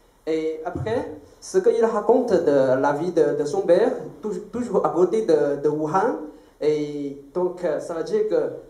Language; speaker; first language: French; non-native, fluent; Chinese